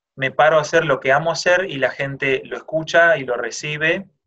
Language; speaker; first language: Spanish; native; Spanish